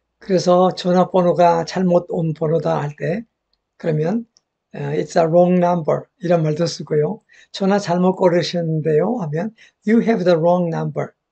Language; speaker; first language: Korean; native; Korean